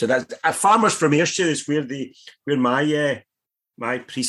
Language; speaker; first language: English; native; English